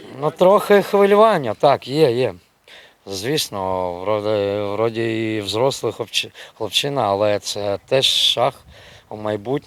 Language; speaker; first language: Ukrainian; non-native, local second language; Russian